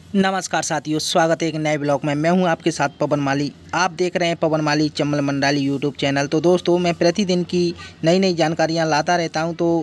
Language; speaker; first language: Hindi; native; Hindi